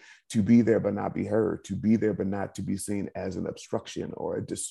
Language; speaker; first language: English; native; English